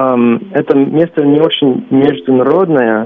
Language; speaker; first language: Russian; non-native, learner; English